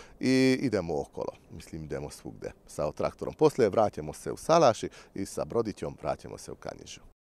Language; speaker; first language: Bosnian; non-native, local second language; Hungarian